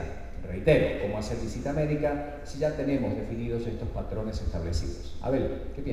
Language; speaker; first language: Spanish; native; Spanish